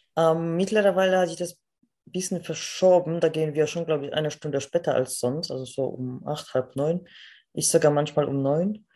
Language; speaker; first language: German; non-native, fluent; Polish